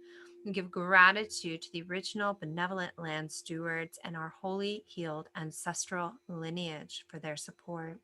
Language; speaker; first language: English; native; English